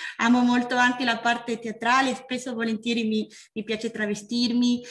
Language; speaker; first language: Italian; non-native, fluent; Spanish